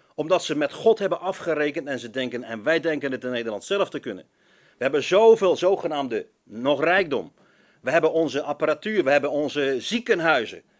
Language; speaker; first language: Dutch; native; Dutch